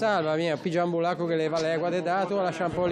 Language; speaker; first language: Italian; native; Italian